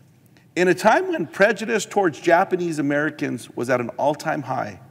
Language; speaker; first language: English; native; English